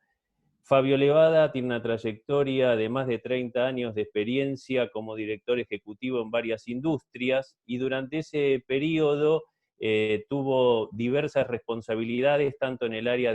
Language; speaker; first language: Spanish; native; Spanish